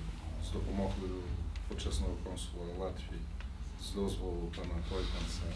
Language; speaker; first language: Ukrainian; non-native, fluent; Polish